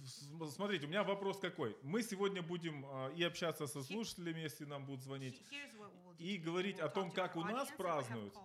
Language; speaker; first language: Russian; native; Russian